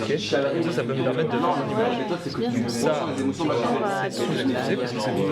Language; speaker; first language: French; native; French